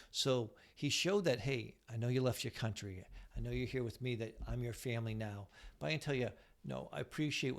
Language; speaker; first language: English; native; English